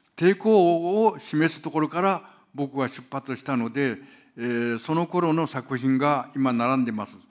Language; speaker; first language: Japanese; non-native, fluent; Korean